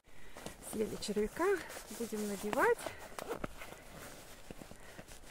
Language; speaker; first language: Russian; native; Russian